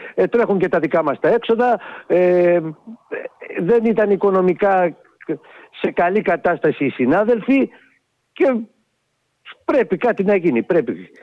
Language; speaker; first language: Greek; native; Greek